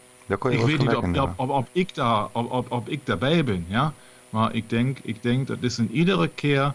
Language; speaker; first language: Dutch; non-native, learner; German